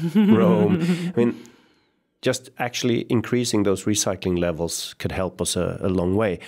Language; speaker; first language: English; non-native, fluent; Swedish